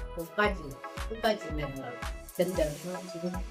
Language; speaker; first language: Korean; native; Korean